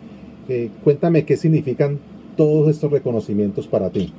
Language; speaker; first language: Spanish; native; Spanish